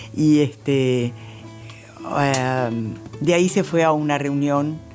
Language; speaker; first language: Spanish; native; Spanish